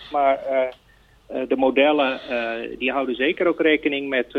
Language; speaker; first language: Dutch; native; Dutch